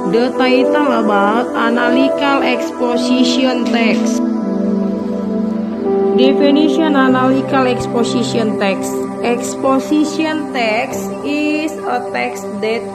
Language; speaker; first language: English; non-native, learner; Indonesian